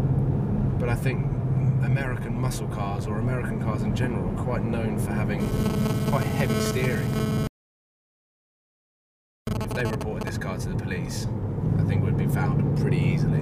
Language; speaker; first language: English; native; English